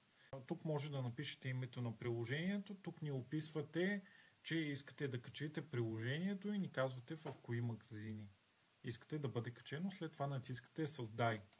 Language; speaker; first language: Bulgarian; native; Bulgarian